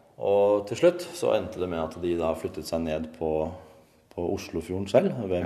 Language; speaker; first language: Norwegian; native; Norwegian